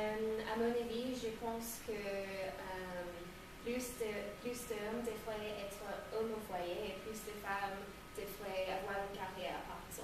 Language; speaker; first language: French; non-native, learner; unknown